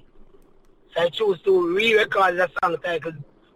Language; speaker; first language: English; non-native, local second language; Jamaican Creole English